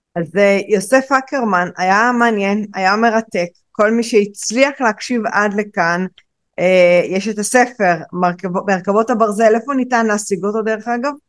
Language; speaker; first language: Hebrew; native; Hebrew